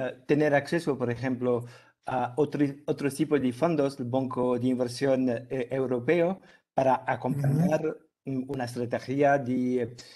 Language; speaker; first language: Spanish; non-native, fluent; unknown